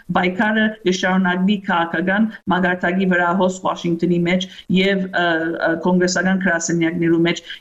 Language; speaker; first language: Armenian; early bilingual, heritage; Armenian